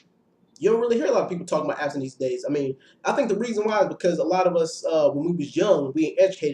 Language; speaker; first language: English; native; English